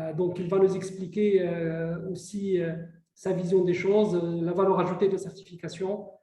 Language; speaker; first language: French; non-native, local second language; Arabic